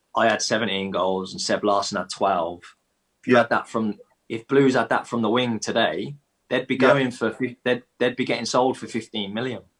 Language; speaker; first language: English; native; English